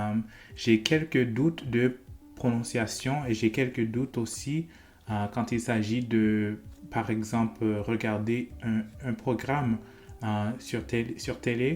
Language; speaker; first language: French; non-native, fluent; English